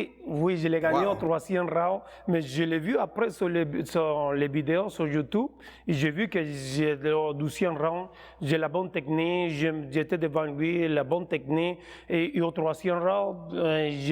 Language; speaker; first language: French; non-native, fluent; Spanish